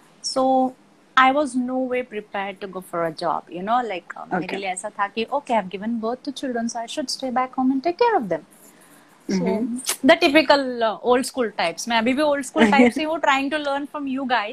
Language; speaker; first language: English; non-native, local second language; Marathi